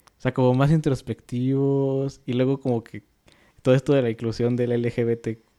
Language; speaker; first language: Spanish; native; Spanish